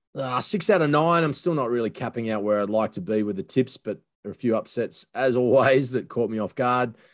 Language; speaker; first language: English; native; English